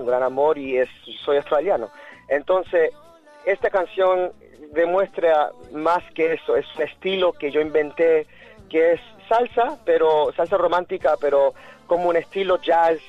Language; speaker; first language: Spanish; early bilingual, heritage; Spanish